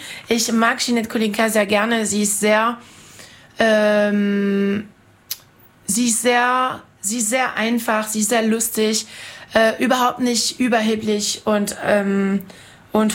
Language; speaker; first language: German; non-native, fluent; French